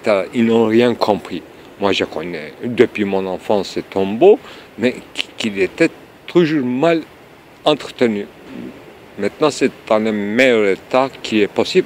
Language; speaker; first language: French; non-native, fluent; Turkish